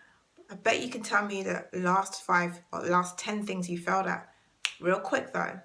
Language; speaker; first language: English; native; English